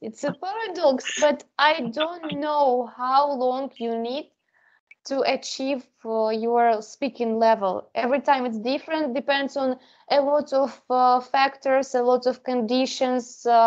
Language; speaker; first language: English; non-native, fluent; Russian